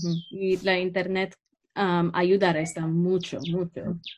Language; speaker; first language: Spanish; non-native, learner; English